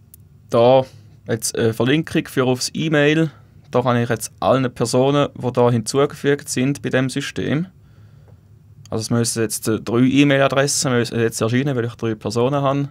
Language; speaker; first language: German; native; German